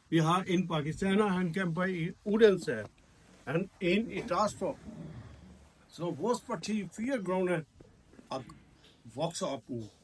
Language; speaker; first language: Danish; non-native, learner; Urdu